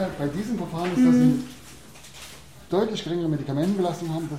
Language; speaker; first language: German; native; German